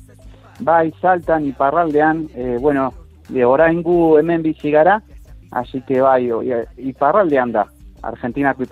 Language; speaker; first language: Basque; non-native, fluent; Spanish